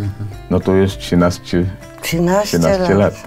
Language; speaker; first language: Polish; non-native, fluent; Cebuano